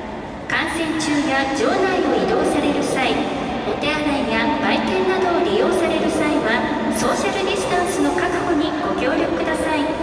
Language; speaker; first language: Japanese; native; Japanese